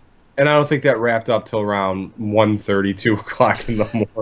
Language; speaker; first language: English; native; English